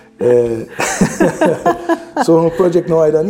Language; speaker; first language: Japanese; non-native, learner; English